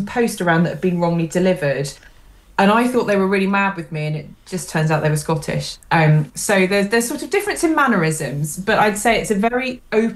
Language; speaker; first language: English; native; English